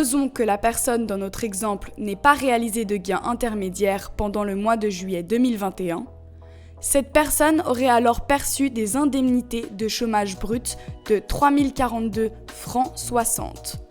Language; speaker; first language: French; native; French